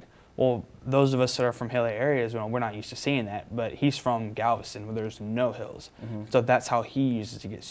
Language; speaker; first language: English; native; English